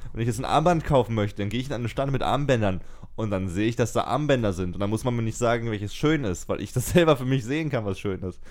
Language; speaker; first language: German; native; German